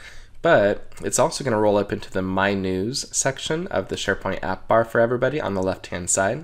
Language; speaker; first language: English; native; English